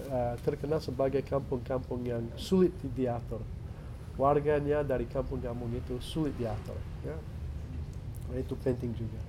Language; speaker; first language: Indonesian; non-native, fluent; English